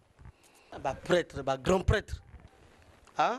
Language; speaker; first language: French; non-native, local second language; Lingala